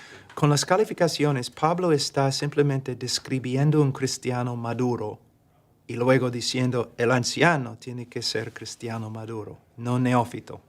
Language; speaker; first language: Spanish; non-native, fluent; English